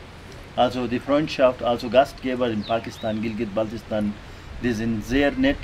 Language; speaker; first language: German; non-native, learner; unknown